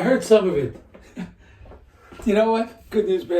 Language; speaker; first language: English; native; English